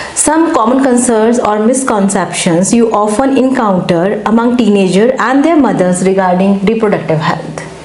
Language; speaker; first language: English; non-native, local second language; Hindi